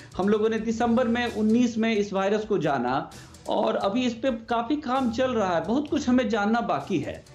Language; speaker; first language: Hindi; native; Hindi